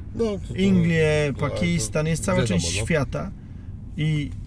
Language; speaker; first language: Polish; native; Polish